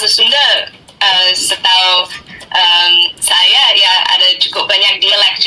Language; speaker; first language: Indonesian; non-native, fluent; English